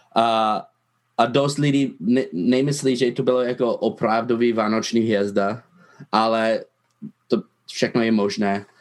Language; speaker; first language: Czech; non-native, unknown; English